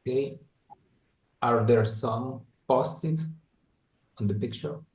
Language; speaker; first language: English; non-native, learner; Spanish